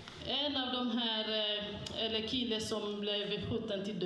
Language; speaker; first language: Swedish; non-native, fluent; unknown